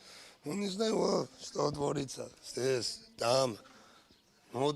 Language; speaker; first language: Russian; non-native, local second language; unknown